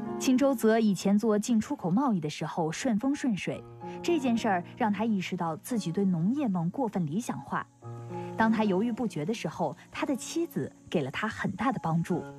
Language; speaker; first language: Chinese; native; Chinese